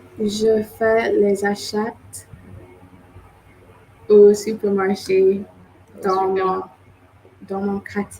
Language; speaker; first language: French; non-native, learner; English